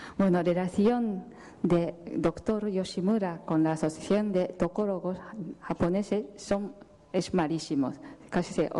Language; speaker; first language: Spanish; non-native, fluent; Japanese